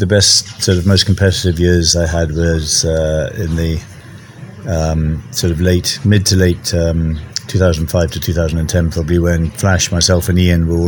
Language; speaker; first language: English; native; English